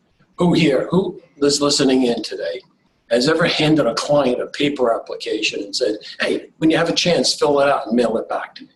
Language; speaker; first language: English; native; English